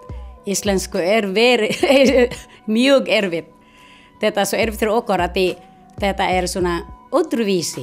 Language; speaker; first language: Icelandic; non-native, learner; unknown